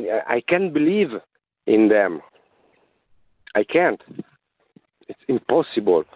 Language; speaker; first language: English; non-native, learner; Italian